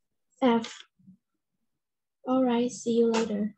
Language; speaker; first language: English; non-native, learner; Vietnamese